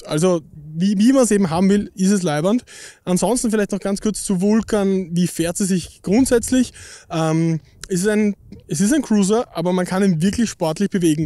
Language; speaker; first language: German; native; German